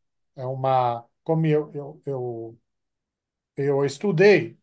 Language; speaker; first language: Portuguese; non-native, fluent; French